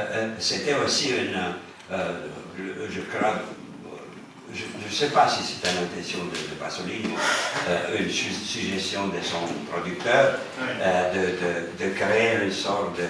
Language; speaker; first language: French; non-native, fluent; Romanian